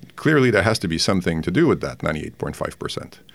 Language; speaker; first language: English; non-native, fluent; French